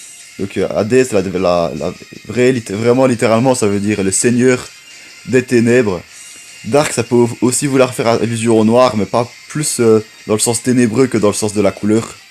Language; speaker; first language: French; native; French